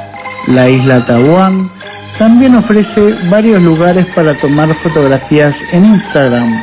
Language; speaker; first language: Spanish; non-native, fluent; Indonesian